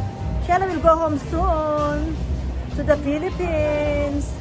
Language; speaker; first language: English; non-native, local second language; Filipino